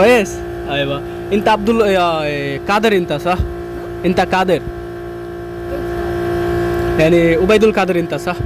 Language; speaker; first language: Arabic; non-native, learner; Bangla